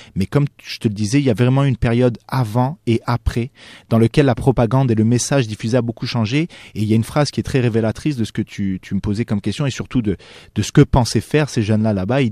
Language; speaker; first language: French; non-native, local second language; Arabic